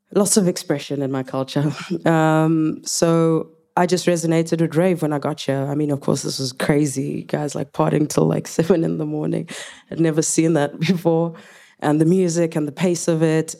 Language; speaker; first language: English; non-native, local second language; Zulu